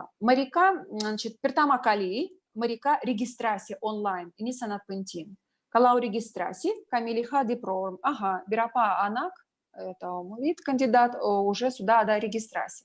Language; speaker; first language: Indonesian; non-native, learner; Russian